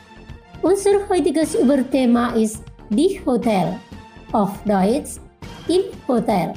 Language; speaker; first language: German; non-native, fluent; Indonesian